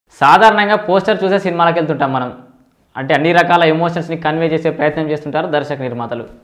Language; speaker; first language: Telugu; native; Telugu